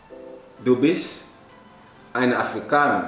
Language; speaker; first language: German; non-native, learner; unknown